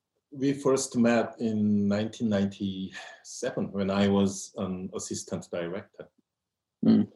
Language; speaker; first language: English; non-native, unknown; Korean